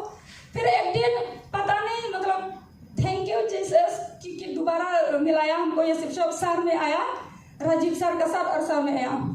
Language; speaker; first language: Hindi; non-native, local second language; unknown